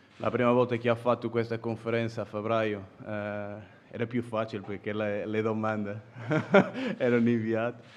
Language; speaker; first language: Italian; non-native, fluent; Portuguese